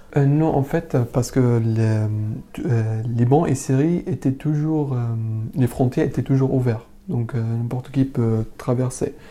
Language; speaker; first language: French; non-native, learner; Arabic